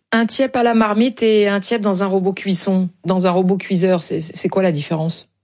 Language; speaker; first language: French; native; French